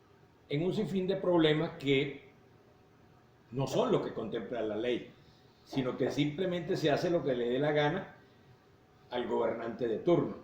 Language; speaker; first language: Spanish; native; Spanish